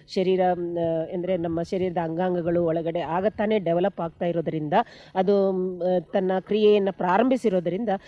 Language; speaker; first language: Kannada; non-native, local second language; Kodava